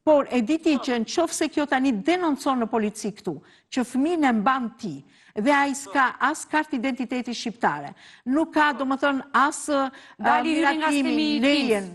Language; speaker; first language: Albanian; native; Albanian